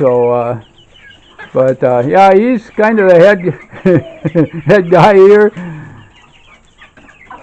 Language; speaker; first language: English; native; English